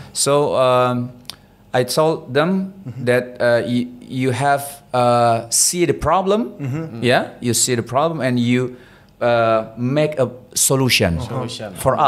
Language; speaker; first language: English; non-native, learner; Indonesian